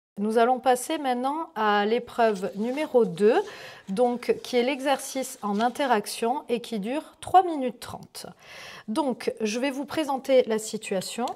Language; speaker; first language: French; native; French